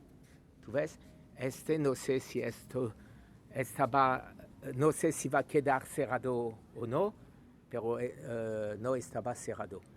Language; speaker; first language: Spanish; non-native, learner; French